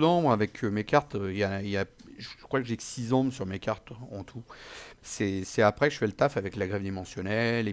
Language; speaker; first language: French; native; French